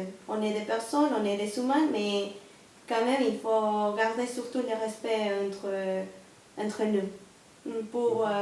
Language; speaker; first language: French; non-native, learner; Spanish